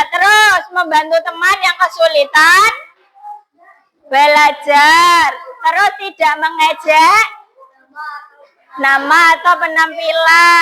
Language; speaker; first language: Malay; non-native, local second language; Javanese